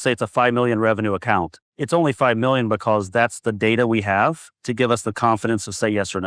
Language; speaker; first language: English; native; English